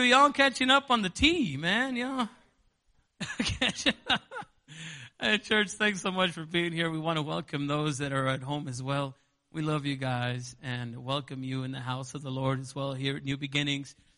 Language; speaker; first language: English; native; English